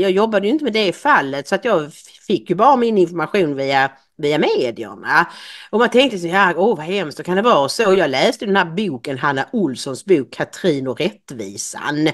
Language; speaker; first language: Swedish; native; Swedish